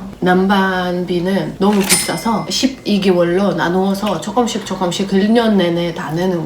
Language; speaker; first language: Korean; non-native, fluent; Russian